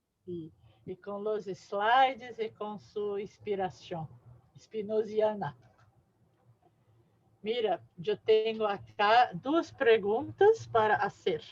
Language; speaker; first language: Spanish; non-native, learner; Portuguese